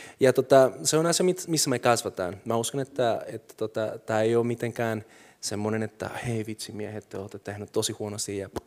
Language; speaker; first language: Finnish; non-native, fluent; Spanish